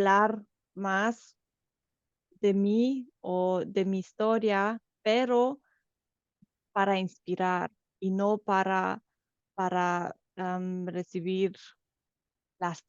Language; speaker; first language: Spanish; non-native, fluent; Romanian